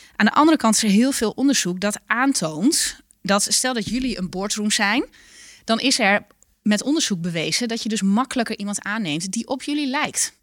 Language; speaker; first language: Dutch; non-native, local second language; Western Frisian